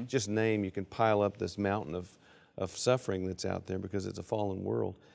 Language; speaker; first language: English; native; English